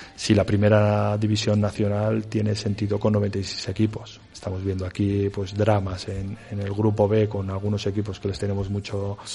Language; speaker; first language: Spanish; native; Spanish